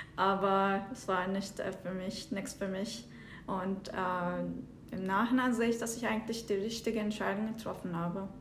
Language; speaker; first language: German; non-native, fluent; Turkish